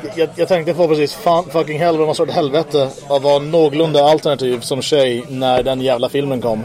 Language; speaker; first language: Swedish; early bilingual, other home language; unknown